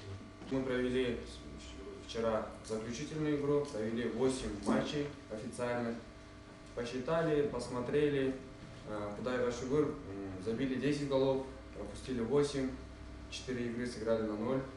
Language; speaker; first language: Russian; native; Russian